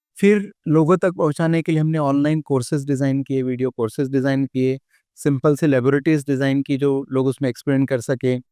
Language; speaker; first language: Hindi; native; Hindi